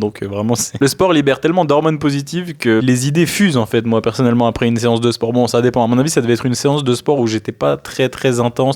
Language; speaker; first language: French; native; French